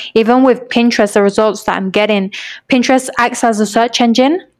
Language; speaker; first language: English; native; English